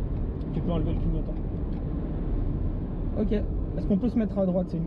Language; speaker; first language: French; native; French